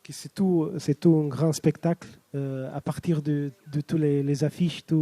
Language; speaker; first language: French; non-native, fluent; Romanian